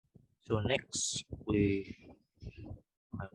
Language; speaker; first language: English; non-native, local second language; Malay